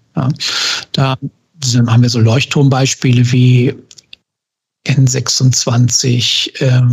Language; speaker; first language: German; native; German